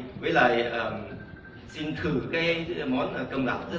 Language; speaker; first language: Vietnamese; non-native, fluent; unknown